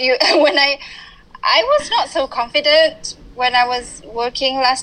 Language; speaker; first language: English; early bilingual, other home language; Malay